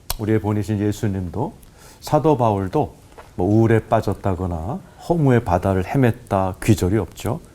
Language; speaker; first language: Korean; native; Korean